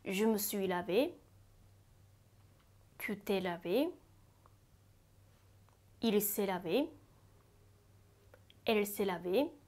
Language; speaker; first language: French; non-native, fluent; Japanese